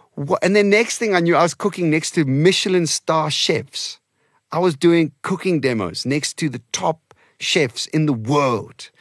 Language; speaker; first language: English; non-native, local second language; Portuguese